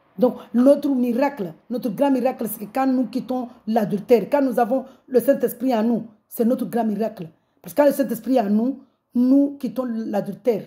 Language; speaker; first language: French; non-native, local second language; Comorian